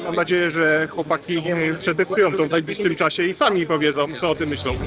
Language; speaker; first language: Polish; native; Polish